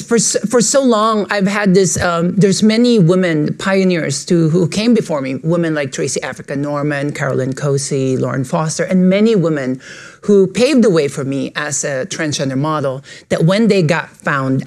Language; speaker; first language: English; non-native, local second language; Filipino